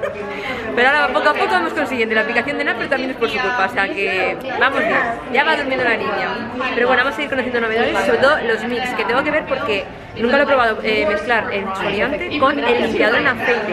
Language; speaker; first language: Spanish; native; Spanish